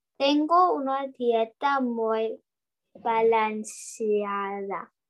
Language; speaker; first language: Spanish; non-native, learner; English